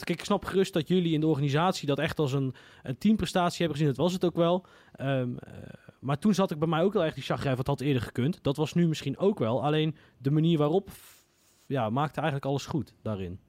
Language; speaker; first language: Dutch; native; Dutch